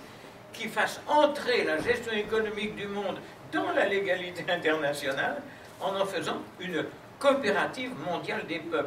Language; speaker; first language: French; native; French